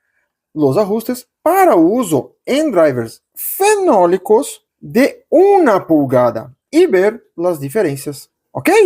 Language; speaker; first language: Spanish; non-native, local second language; Portuguese